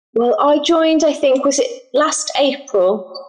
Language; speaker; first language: English; native; English